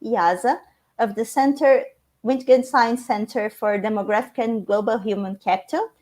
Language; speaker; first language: English; non-native, fluent; Portuguese